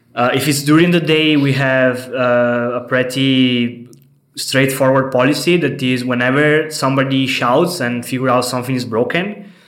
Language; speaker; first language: English; non-native, fluent; Italian